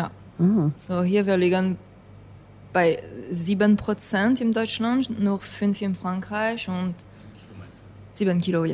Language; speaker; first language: German; non-native, fluent; English